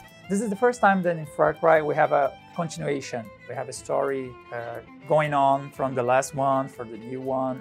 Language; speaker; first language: English; non-native, fluent; Portuguese